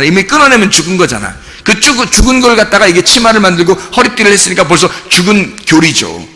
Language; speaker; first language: Korean; native; Korean